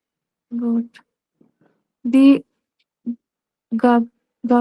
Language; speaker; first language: German; non-native, learner; Urdu